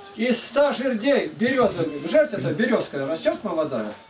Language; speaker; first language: Russian; native; Russian